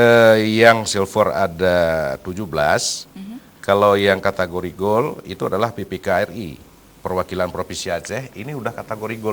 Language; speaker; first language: Malay; native; Malay